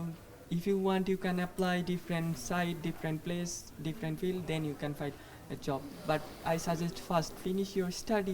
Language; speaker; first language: English; non-native, fluent; Bangla